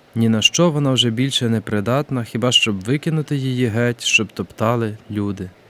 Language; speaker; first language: Ukrainian; native; Ukrainian